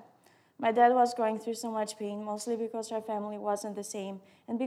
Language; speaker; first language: English; non-native, fluent; Albanian